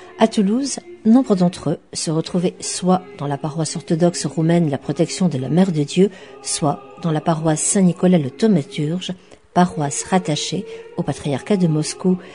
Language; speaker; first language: French; native; French